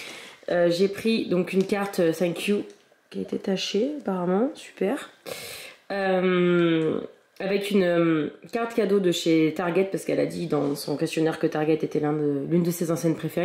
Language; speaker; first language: French; native; French